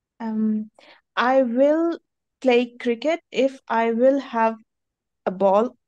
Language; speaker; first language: English; non-native, local second language; Hindi